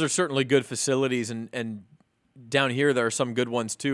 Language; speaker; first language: English; native; English